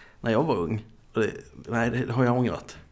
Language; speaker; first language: Swedish; native; Swedish